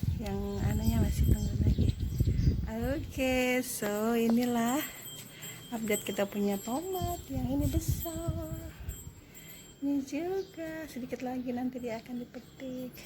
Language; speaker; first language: Indonesian; native; Indonesian